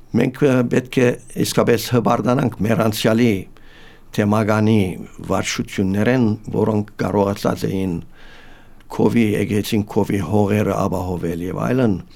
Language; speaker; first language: Armenian; native; Armenian